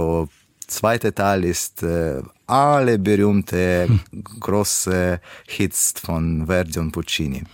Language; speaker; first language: German; non-native, learner; Russian